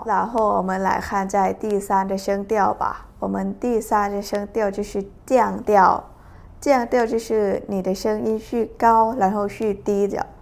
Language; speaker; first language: Chinese; non-native, fluent; Thai